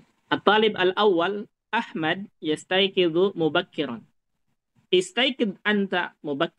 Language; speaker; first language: Arabic; non-native, fluent; Indonesian